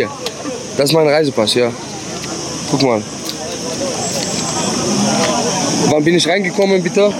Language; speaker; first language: German; non-native, fluent; Arabic